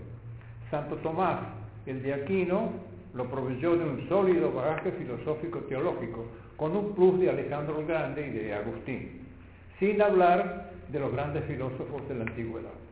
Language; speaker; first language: Spanish; native; Spanish